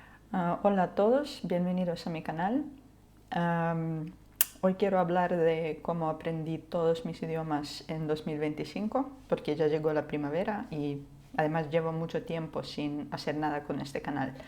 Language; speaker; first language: Spanish; non-native, fluent; Ukrainian